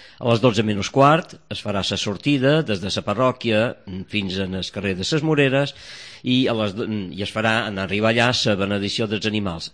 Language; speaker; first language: Catalan; native; Catalan